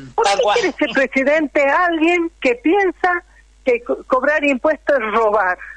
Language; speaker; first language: Spanish; native; Spanish